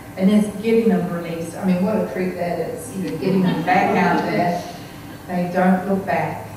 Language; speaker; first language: English; native; English